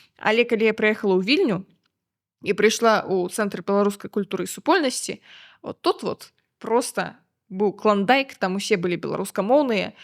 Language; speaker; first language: Belarusian; non-native, local second language; Russian